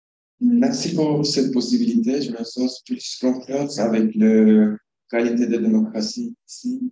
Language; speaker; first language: French; non-native, learner; Kurdish